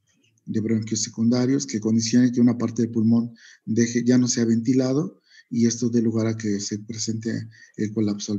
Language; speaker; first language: Spanish; native; Spanish